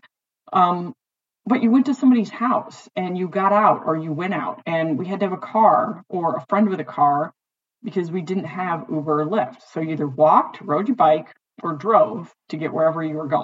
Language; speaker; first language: English; native; English